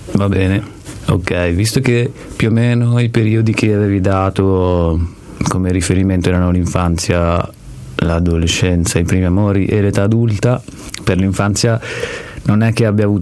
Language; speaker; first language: Italian; native; Italian